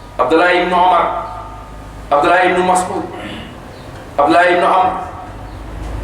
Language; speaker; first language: Wolof; non-native, local second language; Fula